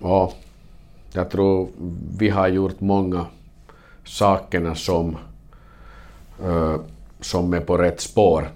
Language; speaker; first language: Swedish; non-native, learner; Finnish